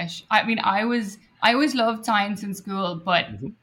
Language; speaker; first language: English; native; English